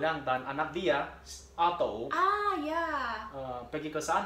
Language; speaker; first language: Indonesian; non-native, learner; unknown